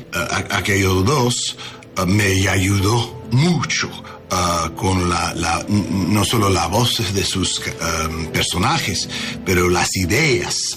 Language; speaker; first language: Spanish; non-native, learner; English